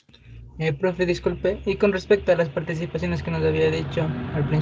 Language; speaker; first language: Spanish; native; Spanish